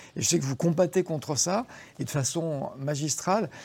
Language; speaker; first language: French; native; French